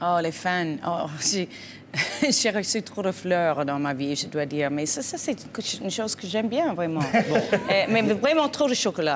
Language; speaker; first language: French; non-native, fluent; English